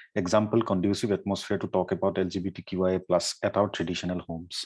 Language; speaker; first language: English; non-native, local second language; Assamese